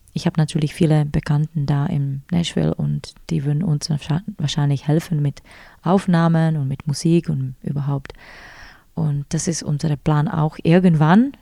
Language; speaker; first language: German; non-native, fluent; Czech